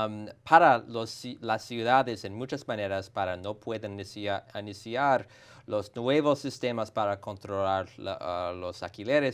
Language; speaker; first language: Spanish; non-native, fluent; English